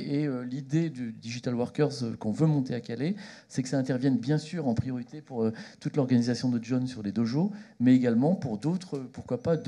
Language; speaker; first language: French; native; French